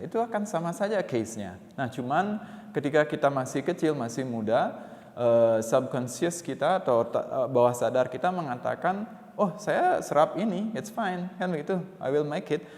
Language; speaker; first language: Indonesian; non-native, local second language; Balinese